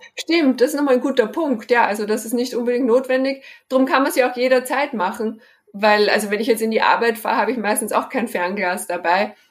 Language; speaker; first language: German; native; German